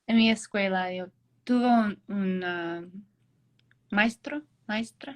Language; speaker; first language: Spanish; non-native, learner; English